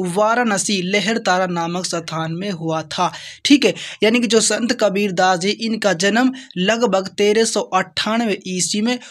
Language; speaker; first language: Hindi; native; Hindi